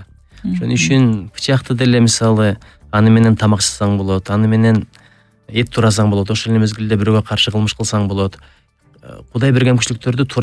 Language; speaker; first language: Kyrgyz; native; Kyrgyz